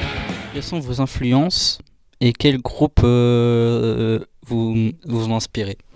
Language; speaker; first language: French; native; French